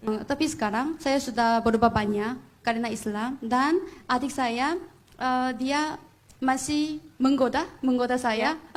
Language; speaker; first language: Indonesian; non-native, fluent; Korean